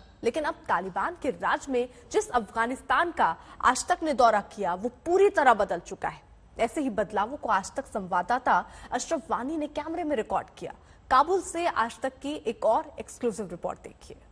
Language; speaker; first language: Hindi; native; Hindi